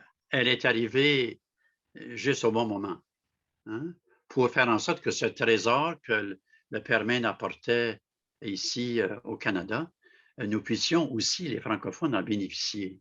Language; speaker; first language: French; native; French